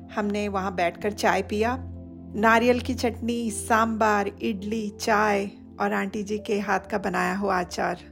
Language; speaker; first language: Hindi; non-native, local second language; Odia